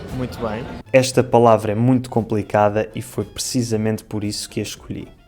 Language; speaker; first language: Portuguese; native; Portuguese